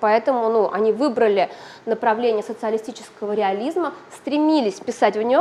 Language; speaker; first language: Russian; native; Russian